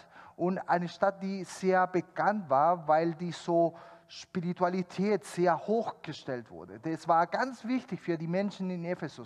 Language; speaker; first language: German; non-native, fluent; Spanish